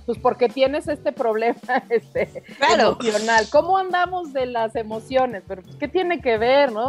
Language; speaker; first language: Spanish; native; Spanish